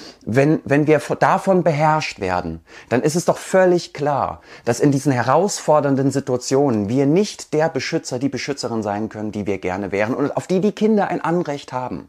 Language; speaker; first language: German; native; German